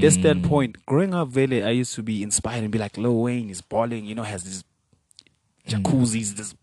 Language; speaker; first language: English; non-native, local second language; Venda